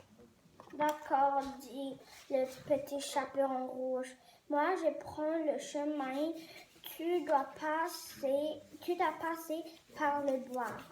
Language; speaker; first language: French; non-native, learner; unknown